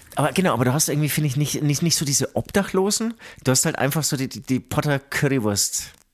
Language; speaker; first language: German; native; German